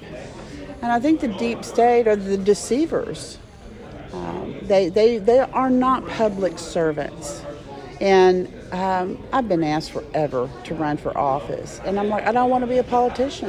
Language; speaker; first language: English; native; English